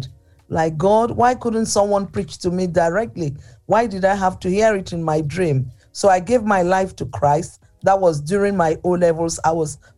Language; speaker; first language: English; non-native, local second language; Igbo